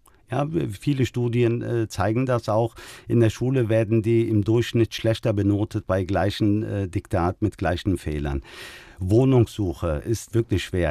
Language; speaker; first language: German; early bilingual, other home language; Turkish